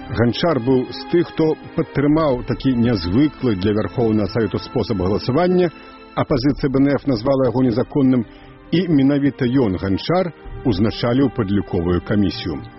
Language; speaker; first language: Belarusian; native; Belarusian